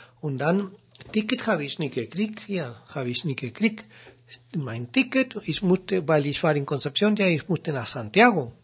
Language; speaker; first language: German; non-native, learner; Spanish